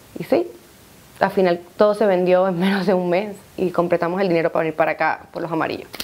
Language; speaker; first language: Spanish; native; Spanish